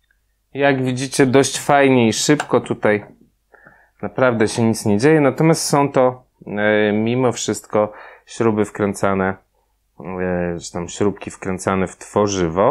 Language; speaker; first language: Polish; native; Polish